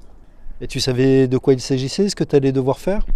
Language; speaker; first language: French; native; French